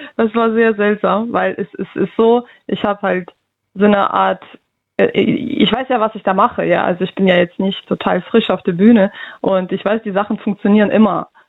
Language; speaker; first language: German; early bilingual, other home language; Russian